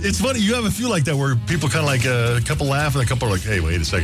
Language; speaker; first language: English; native; English